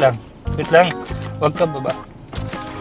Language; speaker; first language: Filipino; non-native, learner; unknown